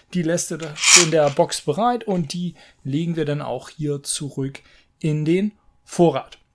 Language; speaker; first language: German; native; German